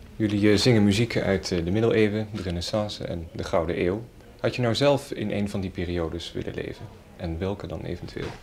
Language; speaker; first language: Dutch; native; Dutch